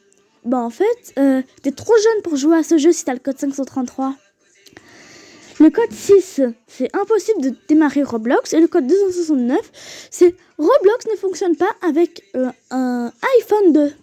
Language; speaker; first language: French; native; French